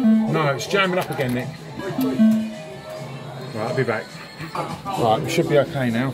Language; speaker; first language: English; native; English